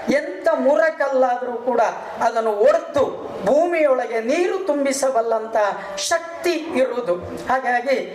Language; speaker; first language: Kannada; native; Kannada